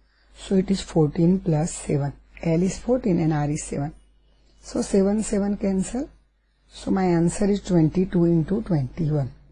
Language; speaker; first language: English; non-native, local second language; Gujarati